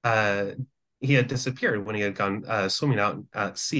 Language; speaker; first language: English; native; English